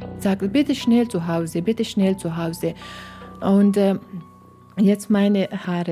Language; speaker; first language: German; non-native, learner; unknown